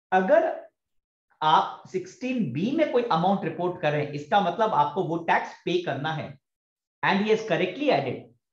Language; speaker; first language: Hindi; native; Hindi